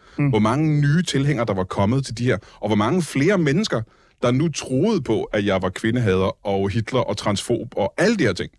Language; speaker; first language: Danish; native; Danish